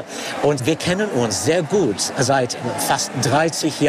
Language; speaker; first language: German; non-native, fluent; English